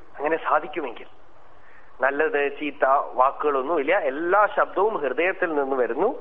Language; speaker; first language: Malayalam; non-native, local second language; Tamil